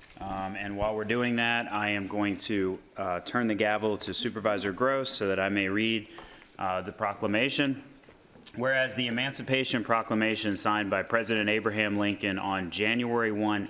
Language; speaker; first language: English; native; English